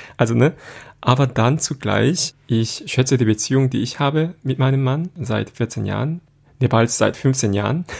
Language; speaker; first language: German; non-native, fluent; Korean